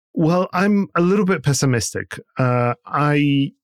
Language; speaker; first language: English; non-native, fluent; Polish